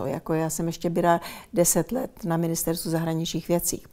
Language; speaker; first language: Czech; early bilingual, heritage; Czech